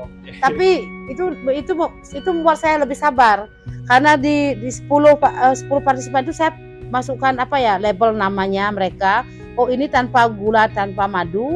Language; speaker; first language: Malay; non-native, local second language; Balinese